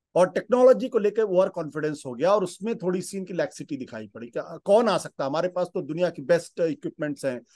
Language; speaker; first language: Hindi; native; Hindi